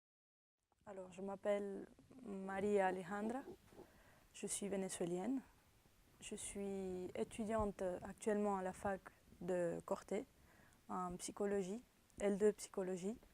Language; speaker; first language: French; non-native, fluent; Spanish